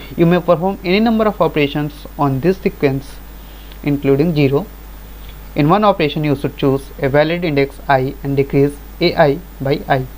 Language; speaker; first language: Hindi; native; Hindi